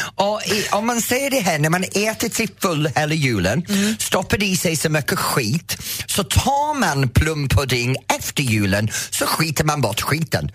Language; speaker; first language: Swedish; non-native, fluent; English